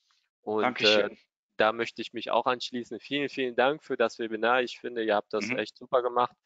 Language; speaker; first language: German; native; German